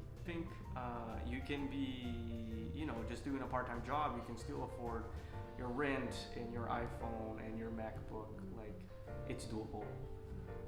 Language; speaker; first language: English; non-native, fluent; Portuguese